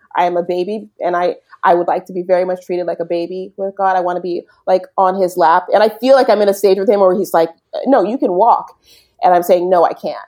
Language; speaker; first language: English; native; English